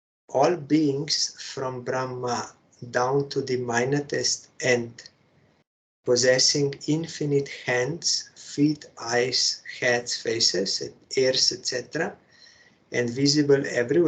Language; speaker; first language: English; non-native, fluent; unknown